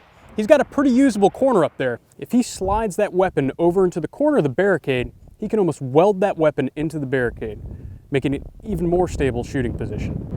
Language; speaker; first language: English; native; English